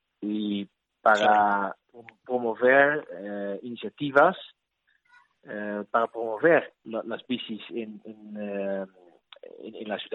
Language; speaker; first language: Spanish; non-native, learner; Dutch